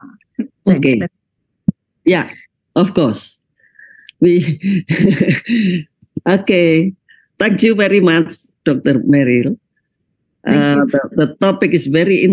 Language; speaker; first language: English; non-native, learner; Indonesian